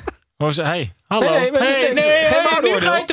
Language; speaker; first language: Dutch; native; Dutch